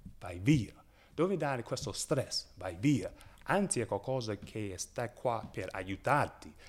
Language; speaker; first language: Italian; non-native, learner; English